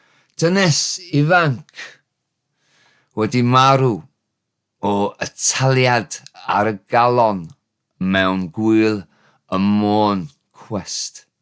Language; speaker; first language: Welsh; non-native, learner; English